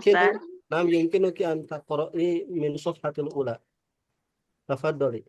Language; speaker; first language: Arabic; non-native, fluent; Indonesian